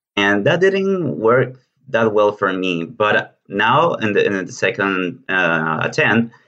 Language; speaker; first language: English; non-native, fluent; Spanish